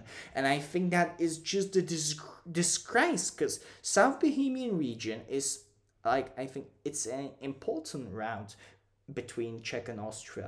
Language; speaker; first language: English; non-native, fluent; Czech